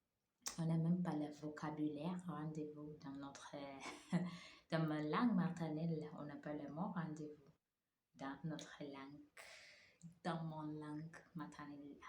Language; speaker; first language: French; non-native, learner; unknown